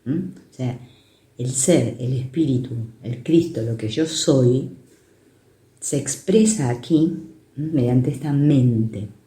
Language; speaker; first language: Spanish; native; Spanish